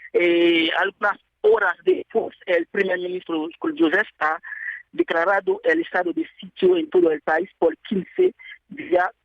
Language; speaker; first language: Spanish; non-native, fluent; Haitian Creole